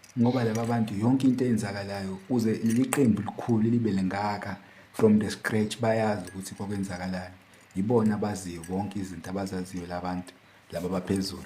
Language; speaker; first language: Zulu; native; Zulu